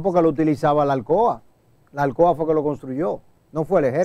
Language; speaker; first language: Spanish; native; Spanish